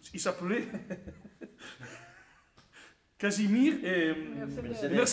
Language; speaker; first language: French; native; French